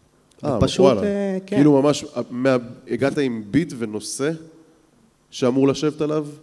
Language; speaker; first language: Hebrew; native; Hebrew